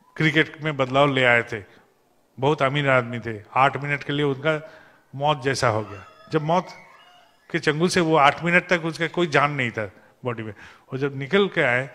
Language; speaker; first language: Hindi; non-native, local second language; Bangla